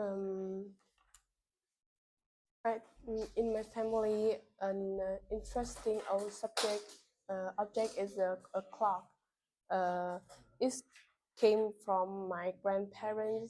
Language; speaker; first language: English; non-native, learner; Vietnamese